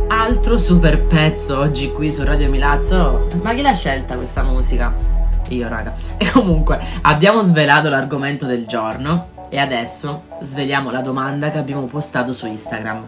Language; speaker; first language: Italian; native; Italian